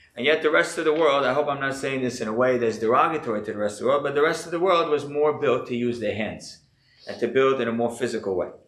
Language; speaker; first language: English; native; English